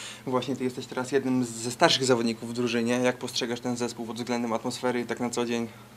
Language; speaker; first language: Polish; native; Polish